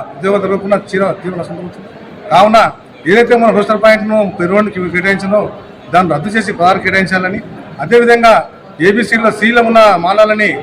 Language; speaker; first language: Telugu; native; Telugu